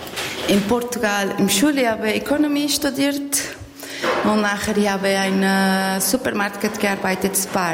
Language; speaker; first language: German; non-native, learner; Portuguese